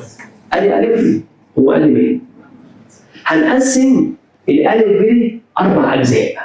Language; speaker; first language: Arabic; native; Arabic